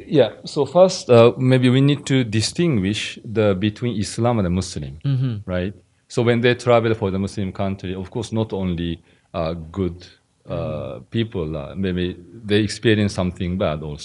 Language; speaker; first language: English; non-native, learner; Japanese